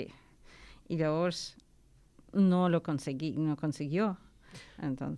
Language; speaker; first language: Spanish; non-native, learner; Ukrainian